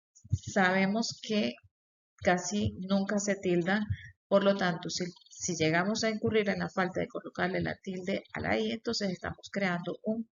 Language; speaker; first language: Spanish; native; Spanish